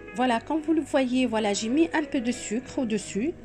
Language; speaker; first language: French; non-native, local second language; Arabic